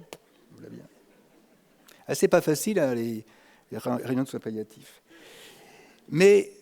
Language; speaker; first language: French; native; French